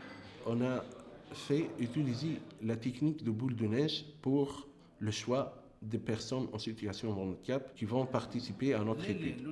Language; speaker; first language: French; non-native, local second language; Arabic